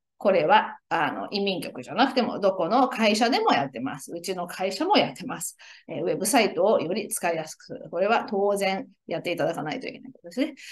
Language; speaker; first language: Japanese; native; Japanese